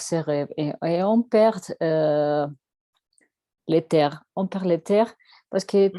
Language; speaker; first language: French; non-native, learner; Spanish